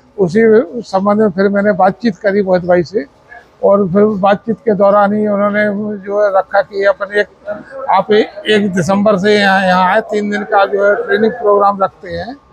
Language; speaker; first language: Hindi; native; Hindi